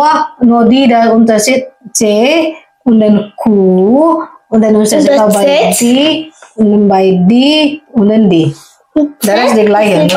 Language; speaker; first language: German; non-native, learner; Indonesian